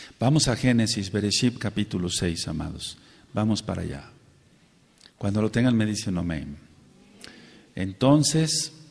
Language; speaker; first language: Spanish; native; Spanish